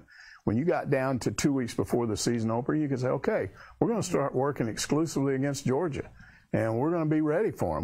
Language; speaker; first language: English; native; English